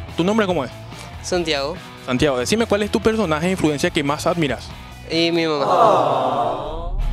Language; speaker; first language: Spanish; native; Spanish